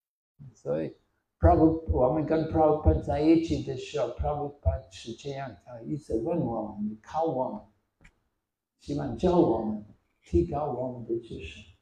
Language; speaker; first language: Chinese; non-native, fluent; English